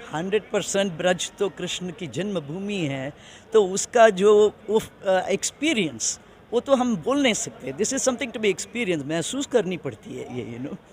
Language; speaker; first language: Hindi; non-native, local second language; Tamil